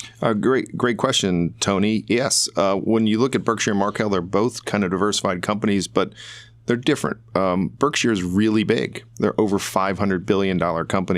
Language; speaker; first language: English; native; English